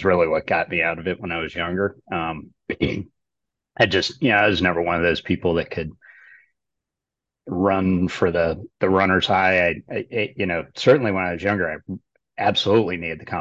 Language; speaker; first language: English; native; English